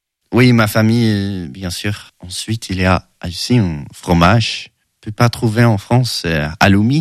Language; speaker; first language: French; non-native, learner; Swedish